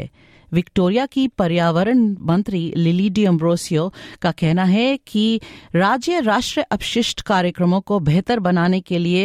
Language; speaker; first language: Hindi; native; Hindi